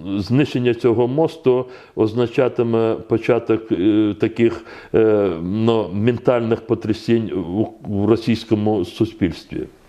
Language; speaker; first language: Ukrainian; non-native, local second language; Crimean Tatar